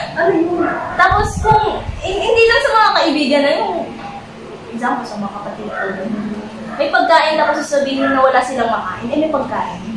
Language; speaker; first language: Filipino; non-native, local second language; Pangasinan